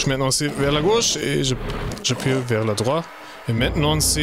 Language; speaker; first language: French; non-native, learner; German